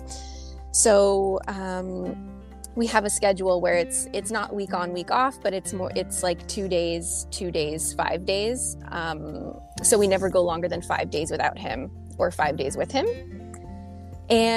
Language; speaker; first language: English; native; English